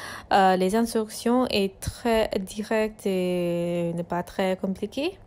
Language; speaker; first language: French; non-native, learner; English